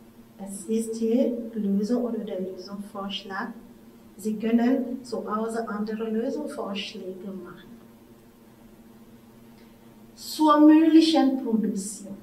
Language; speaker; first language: German; non-native, fluent; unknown